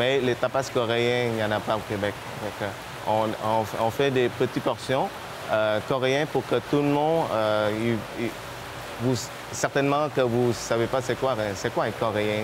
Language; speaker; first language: French; non-native, fluent; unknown